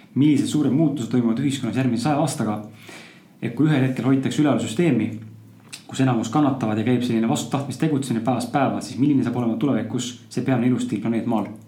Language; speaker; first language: Estonian; native; Estonian